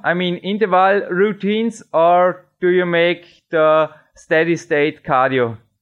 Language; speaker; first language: English; non-native, fluent; German